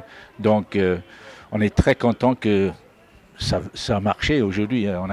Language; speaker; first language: French; non-native, fluent; English